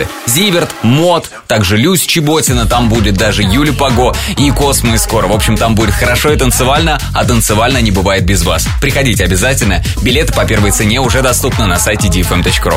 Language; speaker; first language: Russian; native; Russian